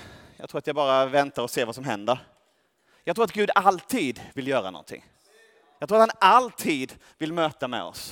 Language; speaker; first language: Swedish; native; Swedish